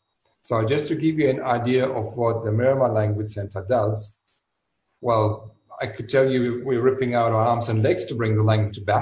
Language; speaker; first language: English; non-native, fluent; German